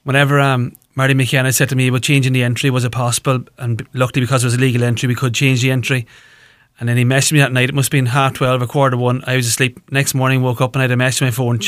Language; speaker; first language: English; native; English